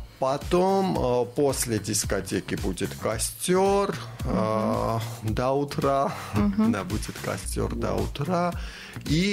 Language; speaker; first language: Russian; non-native, fluent; Armenian